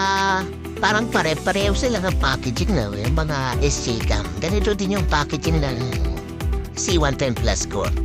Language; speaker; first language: Filipino; native; Filipino